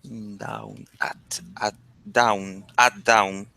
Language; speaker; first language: English; non-native, learner; Spanish